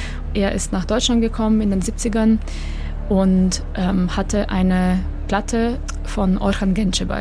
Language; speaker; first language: German; non-native, fluent; Croatian